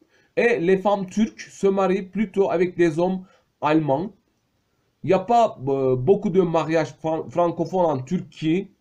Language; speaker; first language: French; non-native, fluent; Turkish